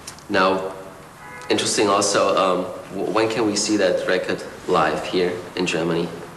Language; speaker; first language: English; non-native, fluent; German